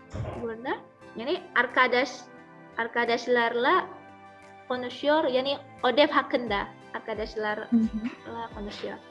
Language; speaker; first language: Turkish; non-native, fluent; Indonesian